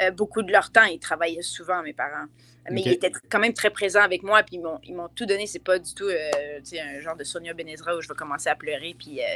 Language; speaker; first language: French; native; French